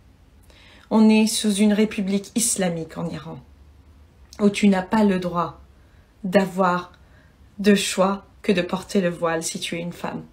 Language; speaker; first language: French; early bilingual, other home language; Persian